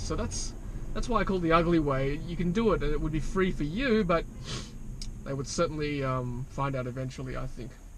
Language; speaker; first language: English; native; English